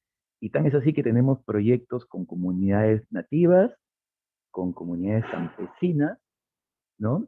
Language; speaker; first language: Spanish; native; Spanish